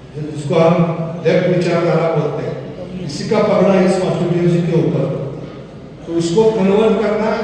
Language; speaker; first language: Hindi; non-native, local second language; Marathi